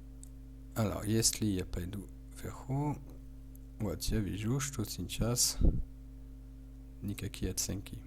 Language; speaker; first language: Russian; non-native, learner; French